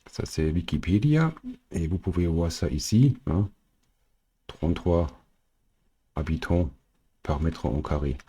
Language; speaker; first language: French; non-native, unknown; German